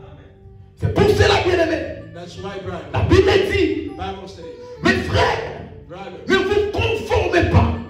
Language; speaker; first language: French; non-native, local second language; Lingala